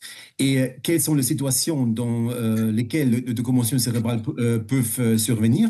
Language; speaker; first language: French; non-native, fluent; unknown